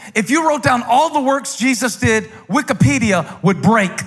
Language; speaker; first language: English; native; English